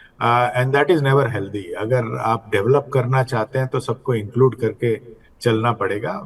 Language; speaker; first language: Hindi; non-native, local second language; Odia